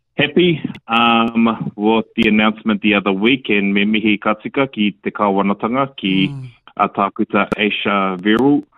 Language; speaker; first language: English; native; English